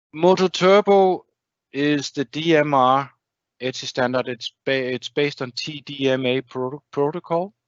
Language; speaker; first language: English; non-native, fluent; Danish